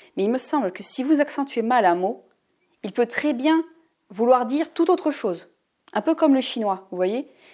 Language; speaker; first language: French; native; French